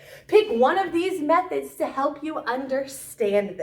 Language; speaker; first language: English; native; English